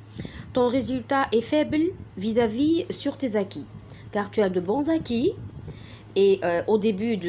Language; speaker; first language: French; non-native, fluent; Arabic